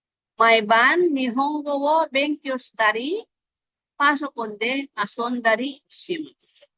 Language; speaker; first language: Japanese; non-native, fluent; Filipino